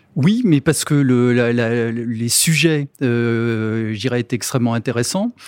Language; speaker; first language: French; native; French